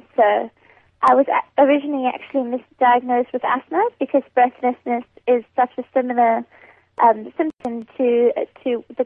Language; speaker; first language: English; native; English